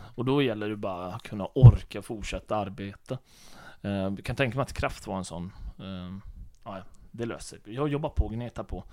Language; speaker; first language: Swedish; early bilingual, other home language; Bosnian